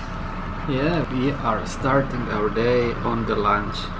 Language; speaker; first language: English; non-native, learner; Czech